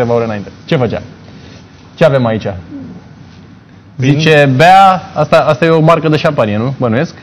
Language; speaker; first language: Romanian; native; Romanian